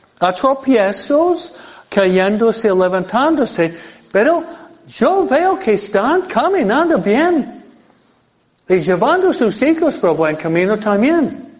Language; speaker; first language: Spanish; non-native, fluent; English